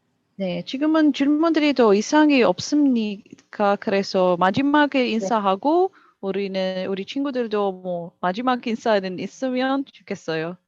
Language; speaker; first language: Korean; non-native, learner; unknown